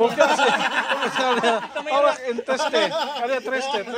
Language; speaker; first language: Spanish; non-native, learner; Filipino